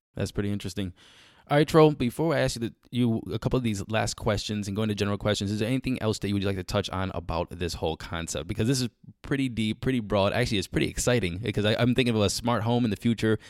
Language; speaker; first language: English; native; English